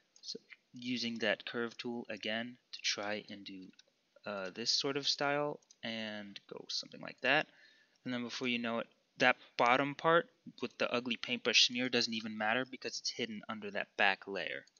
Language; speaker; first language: English; native; English